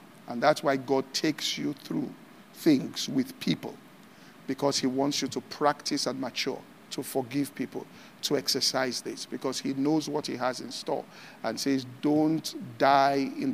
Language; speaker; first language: English; non-native, local second language; Yoruba